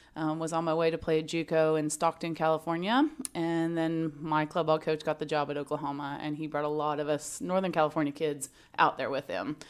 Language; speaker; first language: English; native; English